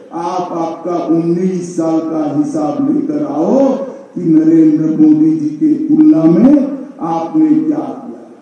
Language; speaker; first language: Hindi; non-native, local second language; Gujarati